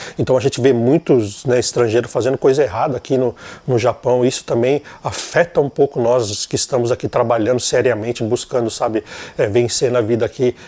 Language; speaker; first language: Portuguese; native; Portuguese